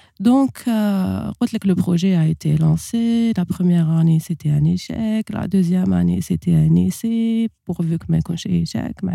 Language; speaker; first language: French; non-native, local second language; Arabic